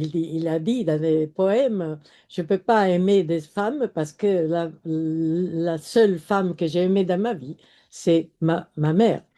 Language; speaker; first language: French; non-native, fluent; Italian